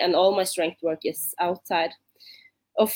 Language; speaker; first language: English; non-native, fluent; Norwegian